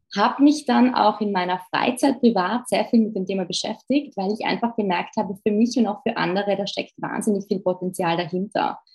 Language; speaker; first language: German; native; German